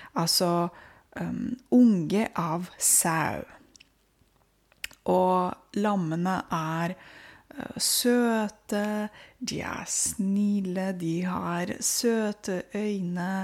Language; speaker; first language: Norwegian; non-native, fluent; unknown